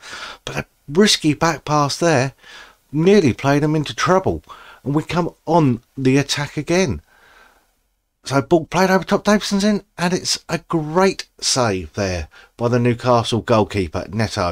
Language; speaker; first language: English; native; English